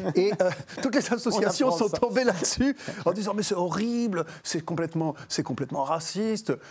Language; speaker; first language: French; native; French